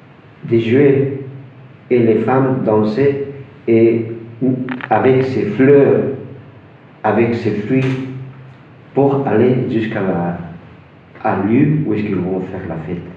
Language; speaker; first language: French; non-native, fluent; Spanish